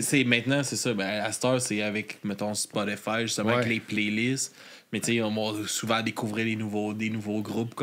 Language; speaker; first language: French; native; French